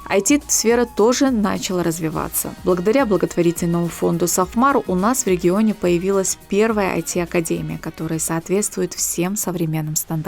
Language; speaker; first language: Russian; native; Russian